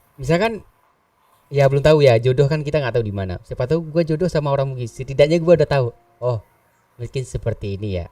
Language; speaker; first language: Indonesian; native; Indonesian